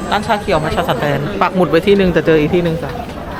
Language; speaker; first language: Thai; native; Thai